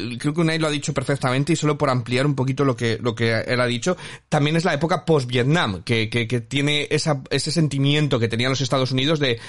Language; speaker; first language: Spanish; native; Spanish